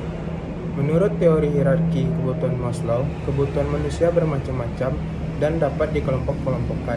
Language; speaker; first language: Indonesian; native; Indonesian